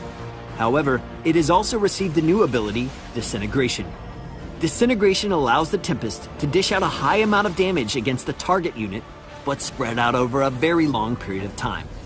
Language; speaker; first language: English; native; English